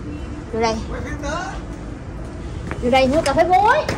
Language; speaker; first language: Vietnamese; native; Vietnamese